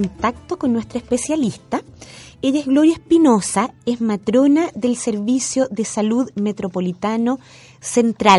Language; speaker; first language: Spanish; native; Spanish